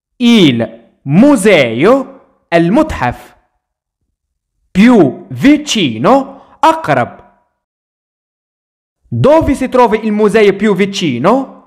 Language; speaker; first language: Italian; non-native, fluent; Arabic